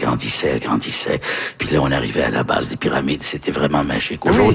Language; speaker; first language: French; early bilingual, other home language; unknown